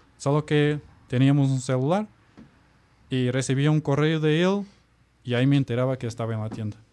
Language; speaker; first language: Spanish; non-native, fluent; Portuguese